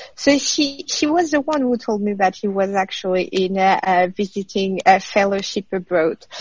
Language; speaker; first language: English; non-native, fluent; French